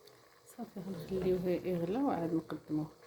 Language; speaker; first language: Arabic; native; Arabic